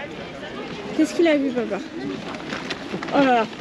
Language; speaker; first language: French; native; French